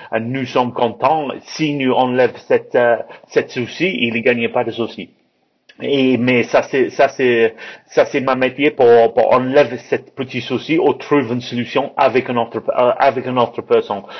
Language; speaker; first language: French; non-native, learner; English